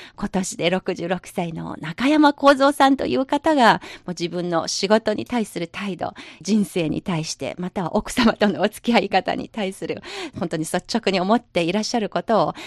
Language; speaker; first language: Japanese; non-native, fluent; Chinese